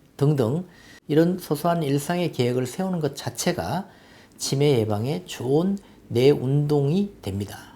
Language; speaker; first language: Korean; native; Korean